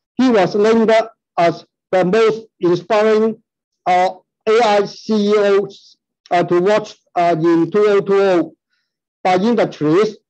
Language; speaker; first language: English; non-native, local second language; Cantonese